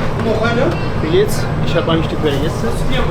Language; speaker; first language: German; non-native, learner; Turkish